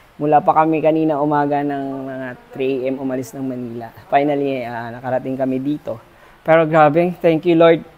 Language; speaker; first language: Filipino; native; Filipino